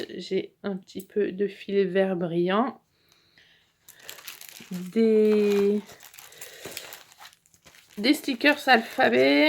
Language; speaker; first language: French; native; French